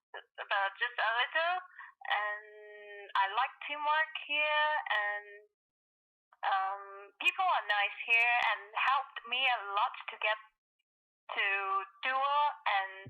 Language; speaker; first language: English; non-native, learner; Cantonese